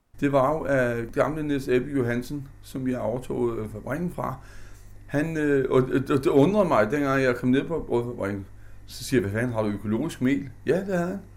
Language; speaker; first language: Danish; native; Danish